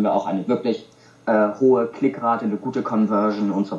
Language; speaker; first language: German; native; German